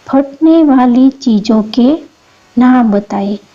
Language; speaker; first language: Hindi; non-native, local second language; Gujarati